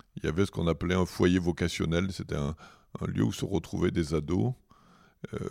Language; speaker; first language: French; native; French